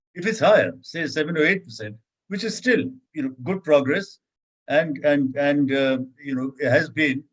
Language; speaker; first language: English; non-native, local second language; Urdu